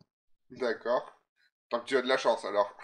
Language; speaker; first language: French; native; French